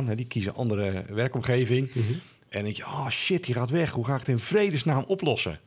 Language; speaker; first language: Dutch; native; Dutch